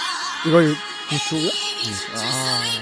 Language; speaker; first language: Korean; non-native, learner; Nepali